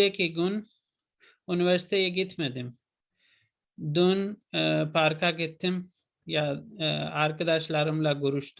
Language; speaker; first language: Turkish; non-native, fluent; Urdu